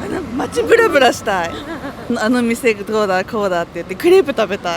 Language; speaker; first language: Japanese; native; Japanese